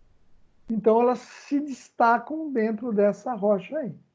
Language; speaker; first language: Portuguese; native; Portuguese